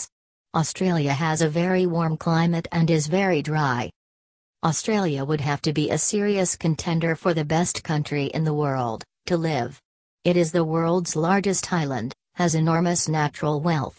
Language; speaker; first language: English; non-native, local second language; Urdu